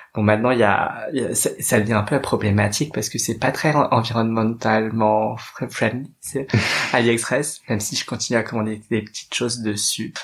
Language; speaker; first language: French; native; French